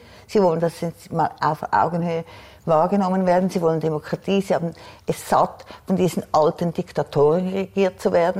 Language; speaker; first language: German; native; German